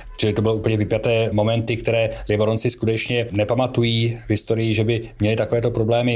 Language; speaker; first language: Czech; native; Czech